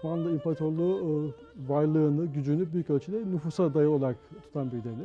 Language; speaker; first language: Turkish; native; Turkish